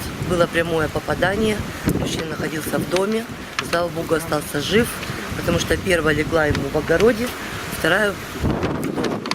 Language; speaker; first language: Russian; native; Russian